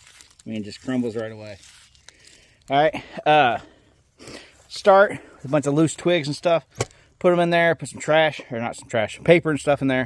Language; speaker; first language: English; native; English